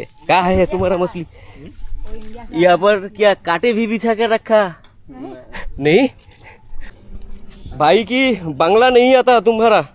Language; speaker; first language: Hindi; non-native, learner; Bangla